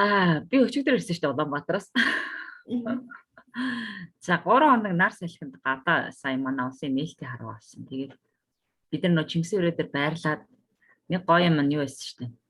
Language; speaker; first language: Mongolian; native; Mongolian